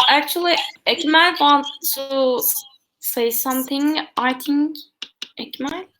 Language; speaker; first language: English; non-native, learner; Turkish